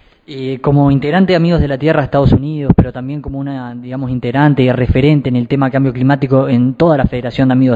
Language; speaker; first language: Spanish; native; Spanish